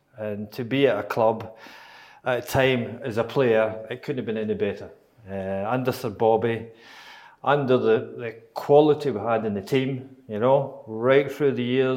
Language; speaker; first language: English; native; English